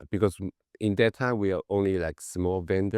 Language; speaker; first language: English; non-native, learner; Chinese